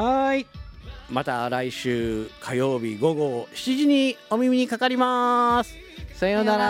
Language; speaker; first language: Japanese; native; Japanese